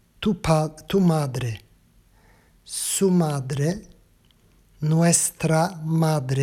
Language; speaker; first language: Spanish; non-native, learner; Turkish